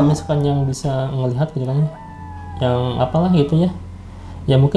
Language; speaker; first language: Indonesian; native; Indonesian